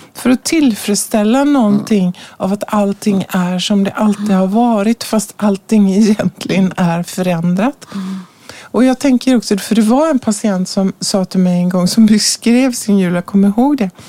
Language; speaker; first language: Swedish; native; Swedish